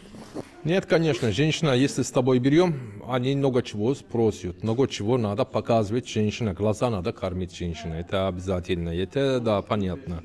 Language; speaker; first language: Russian; non-native, learner; Turkish